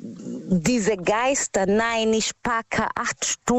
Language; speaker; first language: German; non-native, learner; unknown